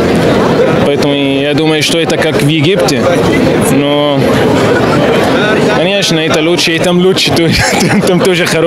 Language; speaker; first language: Russian; non-native, learner; Arabic